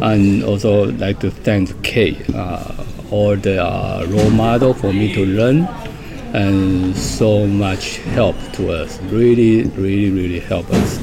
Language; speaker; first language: English; non-native, fluent; Chinese